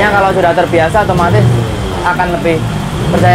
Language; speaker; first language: Indonesian; native; Indonesian